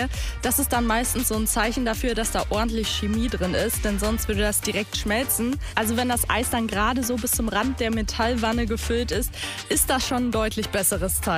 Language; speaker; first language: German; native; German